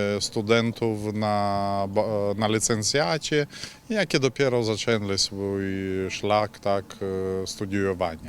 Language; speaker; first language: Polish; non-native, fluent; Ukrainian